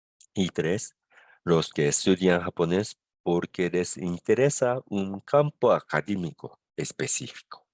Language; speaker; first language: Spanish; non-native, fluent; Japanese